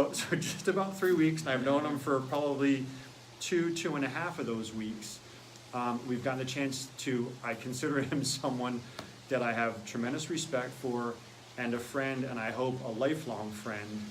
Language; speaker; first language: English; native; English